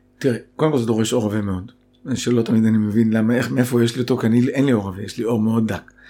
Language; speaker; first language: Hebrew; native; Hebrew